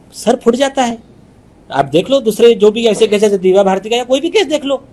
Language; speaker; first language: Hindi; non-native, local second language; Marathi